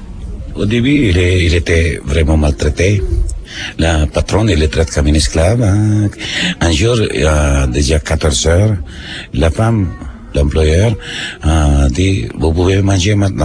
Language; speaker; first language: French; non-native, fluent; Filipino